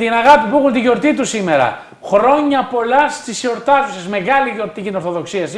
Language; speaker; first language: Greek; native; Greek